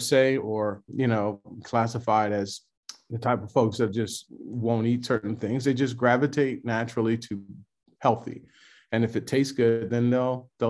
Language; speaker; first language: English; native; English